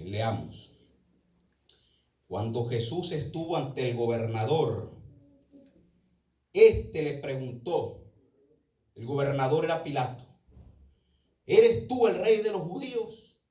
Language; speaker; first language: Spanish; native; Spanish